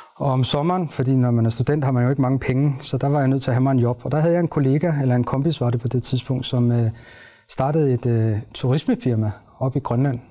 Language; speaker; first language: Danish; native; Danish